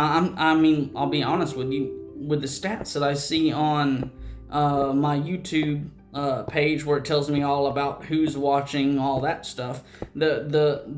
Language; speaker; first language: English; native; English